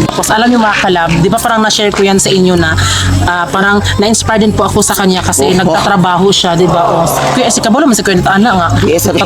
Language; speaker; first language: Filipino; non-native, local second language; Cebuano